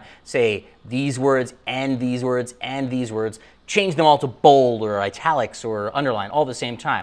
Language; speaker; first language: English; native; English